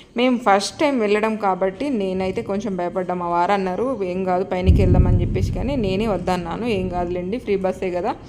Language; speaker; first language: Telugu; native; Telugu